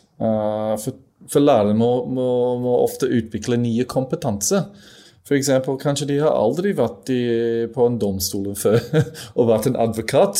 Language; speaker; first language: Norwegian; non-native, fluent; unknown